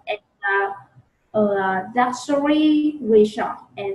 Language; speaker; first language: English; non-native, learner; Vietnamese